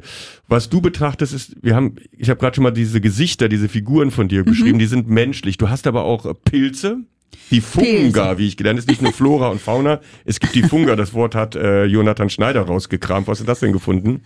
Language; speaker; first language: German; native; German